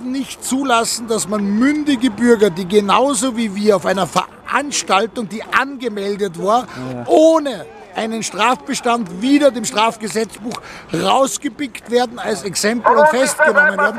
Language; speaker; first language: German; native; German